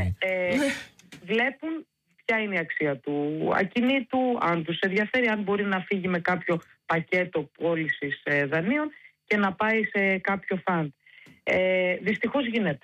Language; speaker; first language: Greek; native; Greek